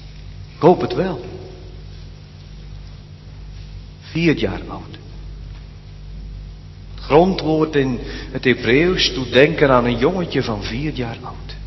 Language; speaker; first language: Dutch; native; Dutch